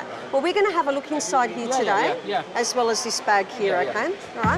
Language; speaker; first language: English; native; English